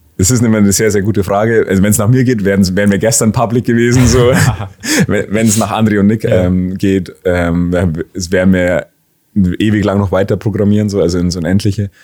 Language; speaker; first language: German; native; German